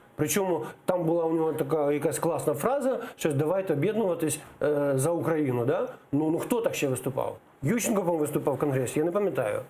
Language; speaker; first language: Ukrainian; native; Ukrainian